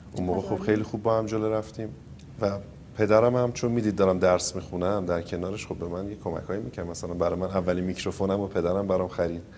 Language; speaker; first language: Persian; native; Persian